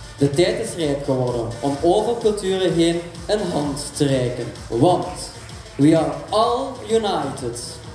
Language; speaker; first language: Dutch; early bilingual, other home language; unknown